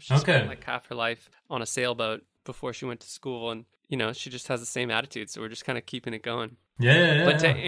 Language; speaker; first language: English; native; English